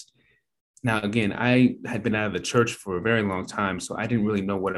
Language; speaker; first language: English; native; English